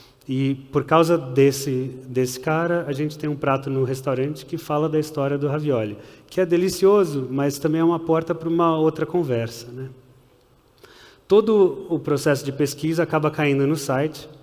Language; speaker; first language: Portuguese; early bilingual, heritage; Portuguese